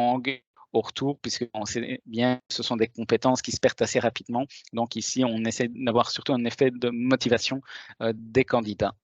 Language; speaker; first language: French; native; French